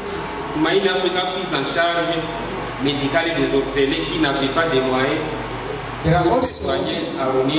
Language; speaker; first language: French; non-native, local second language; Swahili